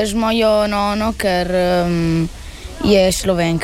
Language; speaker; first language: Slovenian; early bilingual, heritage; Italian